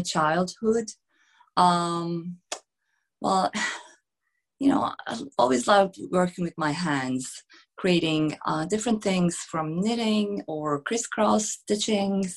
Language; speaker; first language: English; non-native, fluent; Turkish